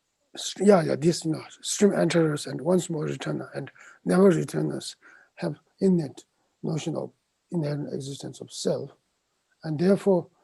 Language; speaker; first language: English; non-native, fluent; Tibetan